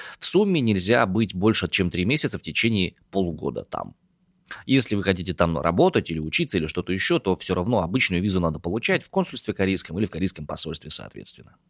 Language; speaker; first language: Russian; native; Russian